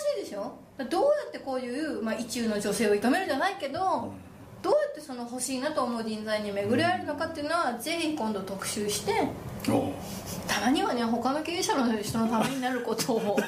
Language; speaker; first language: Japanese; native; Japanese